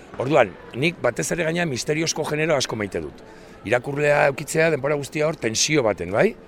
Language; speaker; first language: Basque; native; Basque